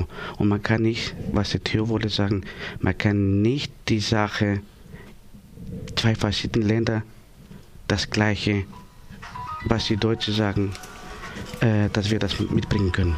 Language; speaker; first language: German; non-native, learner; Greek